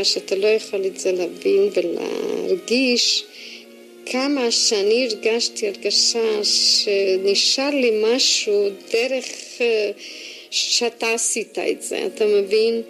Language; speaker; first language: Hebrew; non-native, fluent; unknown